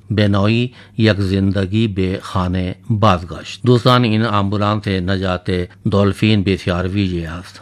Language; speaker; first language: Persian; non-native, fluent; Urdu